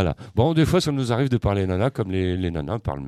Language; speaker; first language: French; native; French